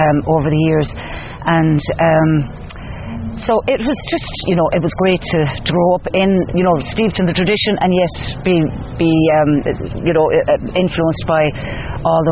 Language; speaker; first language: English; native; English